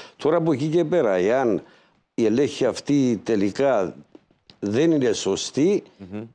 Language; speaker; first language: Greek; native; Greek